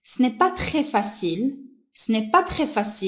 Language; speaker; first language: French; non-native, local second language; Arabic